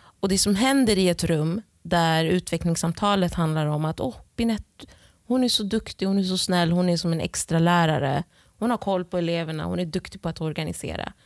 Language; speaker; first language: Swedish; early bilingual, other home language; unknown